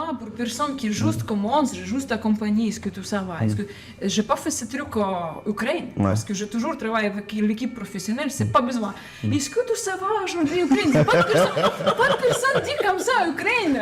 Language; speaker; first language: French; non-native, learner; Ukrainian